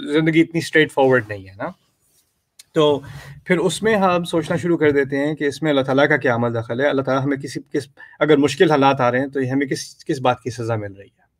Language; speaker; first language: Urdu; native; Urdu